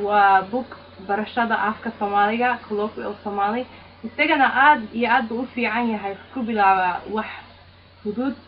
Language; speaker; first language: Somali; non-native, fluent; English